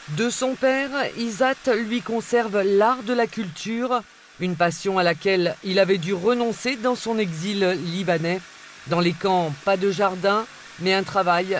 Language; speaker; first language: French; native; French